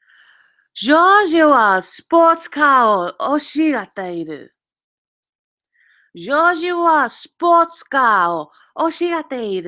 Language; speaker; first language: Japanese; non-native, fluent; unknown